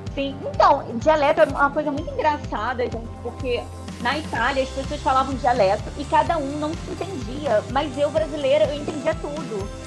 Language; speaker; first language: Portuguese; native; Portuguese